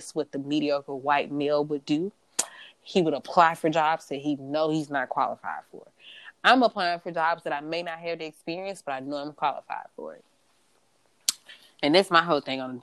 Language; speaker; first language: English; native; English